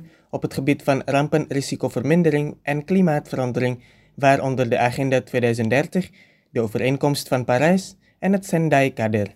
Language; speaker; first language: Dutch; non-native, fluent; Indonesian